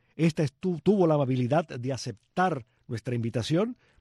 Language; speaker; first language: Spanish; native; Spanish